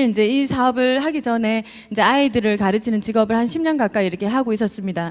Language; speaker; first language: Korean; native; Korean